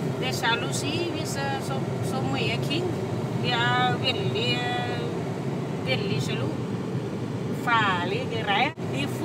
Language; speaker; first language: Norwegian; non-native, learner; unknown